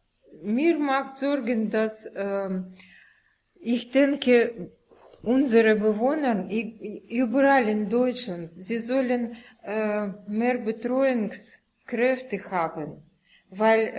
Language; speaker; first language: German; non-native, learner; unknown